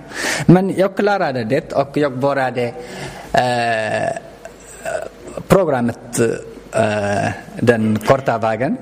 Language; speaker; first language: Swedish; non-native, learner; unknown